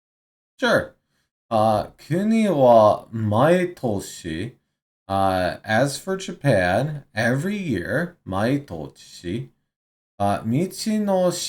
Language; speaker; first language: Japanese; non-native, learner; English